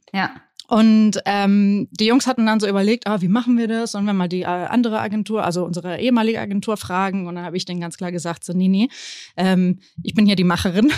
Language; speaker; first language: German; early bilingual, other home language; Spanish